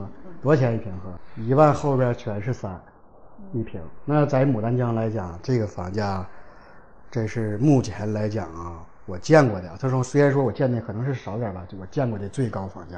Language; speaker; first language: Chinese; native; Chinese